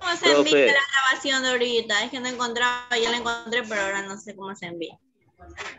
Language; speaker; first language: Spanish; native; Spanish